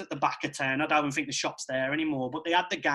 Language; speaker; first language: English; native; English